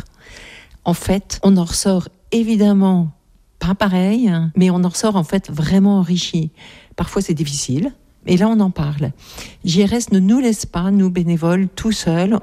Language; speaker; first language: French; native; French